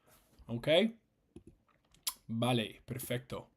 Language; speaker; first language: Spanish; non-native, fluent; English